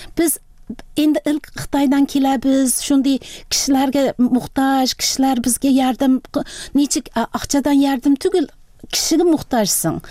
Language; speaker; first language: Tatar; early bilingual, heritage; Tatar